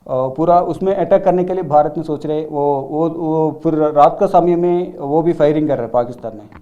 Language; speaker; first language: Hindi; non-native, local second language; Telugu